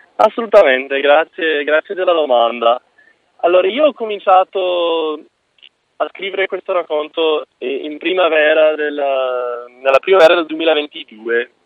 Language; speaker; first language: Italian; non-native, fluent; English